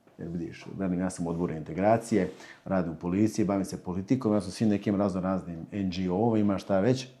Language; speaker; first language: Croatian; early bilingual, heritage; Croatian